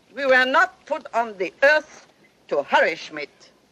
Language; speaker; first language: English; non-native, learner; German